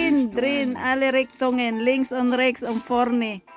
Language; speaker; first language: German; non-native, learner; Filipino